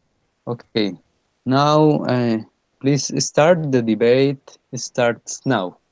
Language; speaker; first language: English; non-native, fluent; Spanish